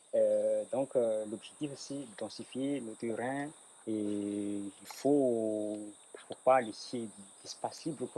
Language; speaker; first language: French; non-native, local second language; Malagasy